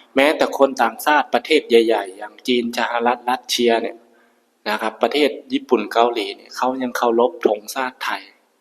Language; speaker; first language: Thai; native; Thai